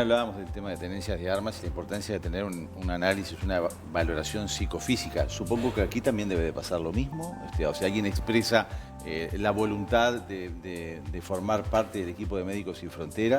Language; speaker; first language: Spanish; native; Spanish